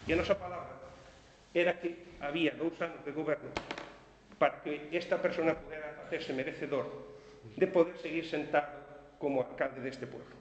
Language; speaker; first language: Spanish; non-native, local second language; Galician